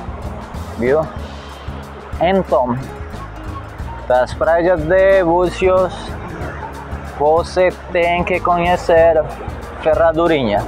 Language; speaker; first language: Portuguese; non-native, learner; Spanish